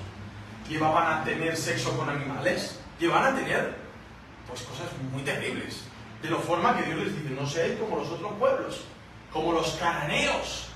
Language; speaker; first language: Spanish; native; Spanish